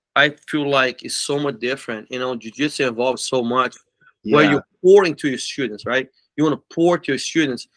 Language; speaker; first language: English; non-native, fluent; Portuguese